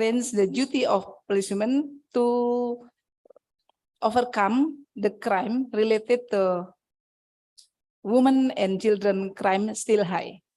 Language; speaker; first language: English; non-native, fluent; Indonesian